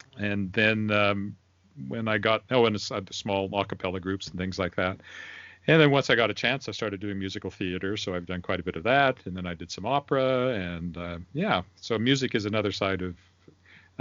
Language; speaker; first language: English; native; English